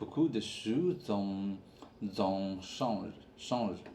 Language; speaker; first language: French; non-native, learner; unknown